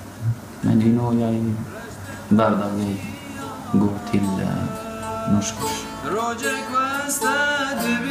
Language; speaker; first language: Norwegian; non-native, learner; Kurdish